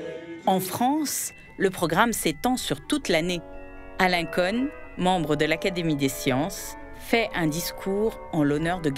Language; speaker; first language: French; native; French